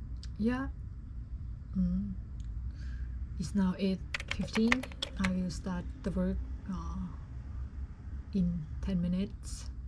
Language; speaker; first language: English; non-native, fluent; Lao